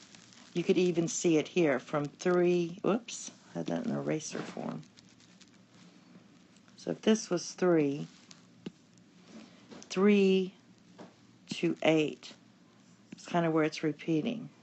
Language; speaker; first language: English; native; English